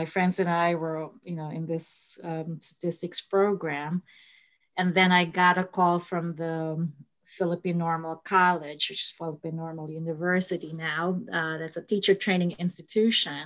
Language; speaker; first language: English; non-native, local second language; Filipino